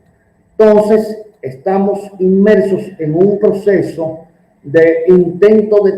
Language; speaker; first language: Spanish; native; Spanish